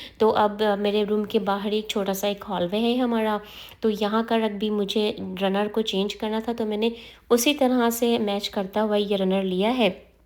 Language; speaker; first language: Urdu; native; Urdu